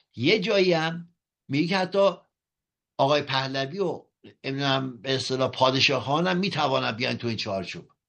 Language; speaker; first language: Persian; native; Persian